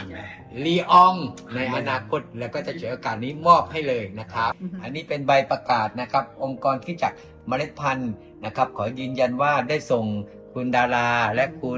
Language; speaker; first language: Thai; native; Thai